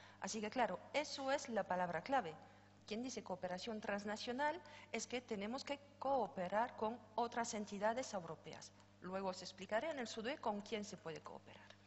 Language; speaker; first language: Spanish; non-native, fluent; French